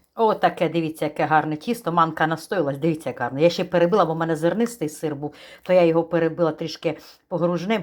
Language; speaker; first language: Ukrainian; native; Ukrainian